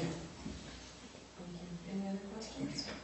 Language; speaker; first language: English; native; English